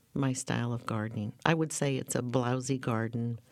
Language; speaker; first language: English; native; English